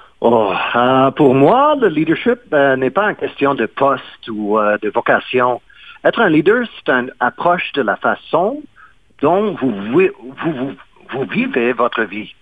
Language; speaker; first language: French; non-native, fluent; English